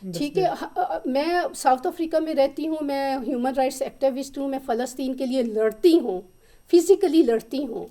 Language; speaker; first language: Urdu; native; Urdu